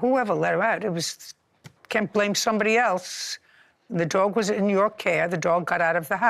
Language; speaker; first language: English; native; English